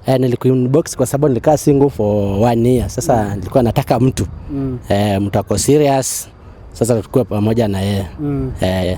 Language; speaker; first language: Swahili; non-native, local second language; Kamba